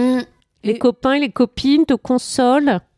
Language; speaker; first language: French; native; French